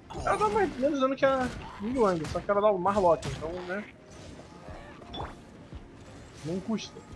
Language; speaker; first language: Portuguese; native; Portuguese